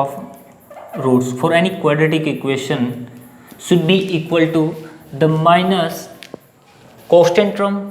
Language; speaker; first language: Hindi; native; Hindi